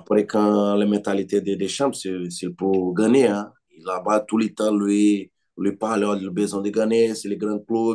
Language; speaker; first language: French; non-native, learner; Portuguese